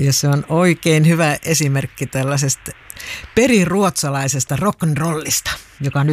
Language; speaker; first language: Finnish; native; Finnish